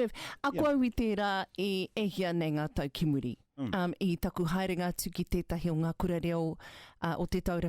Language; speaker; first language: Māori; non-native, local second language; English